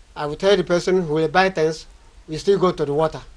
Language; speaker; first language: English; non-native, local second language; Igbo